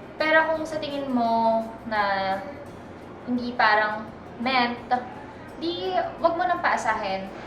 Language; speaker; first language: Filipino; native; Filipino